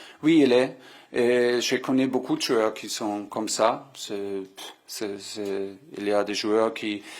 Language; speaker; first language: French; non-native, fluent; German